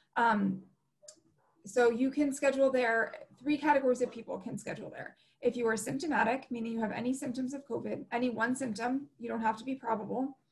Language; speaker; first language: English; native; English